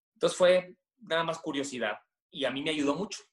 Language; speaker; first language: Spanish; native; Spanish